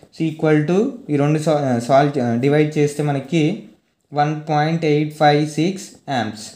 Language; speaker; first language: English; non-native, local second language; Telugu